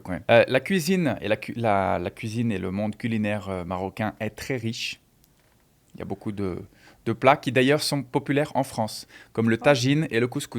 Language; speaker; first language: French; non-native, fluent; Portuguese